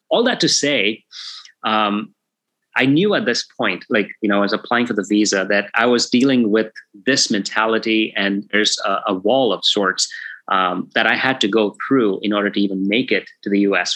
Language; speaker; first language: English; non-native, local second language; Tamil